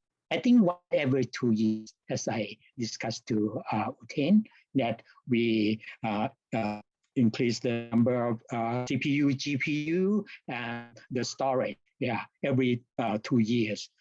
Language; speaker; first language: English; non-native, fluent; Thai